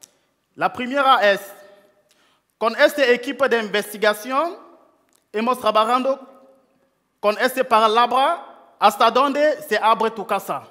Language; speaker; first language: Spanish; non-native, fluent; French